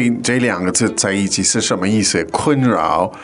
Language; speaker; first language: Chinese; non-native, fluent; English